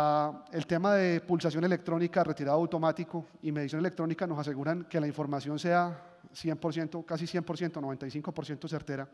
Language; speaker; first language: Spanish; native; Spanish